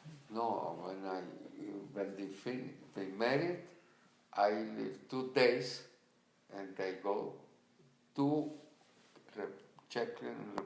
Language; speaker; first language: English; non-native, learner; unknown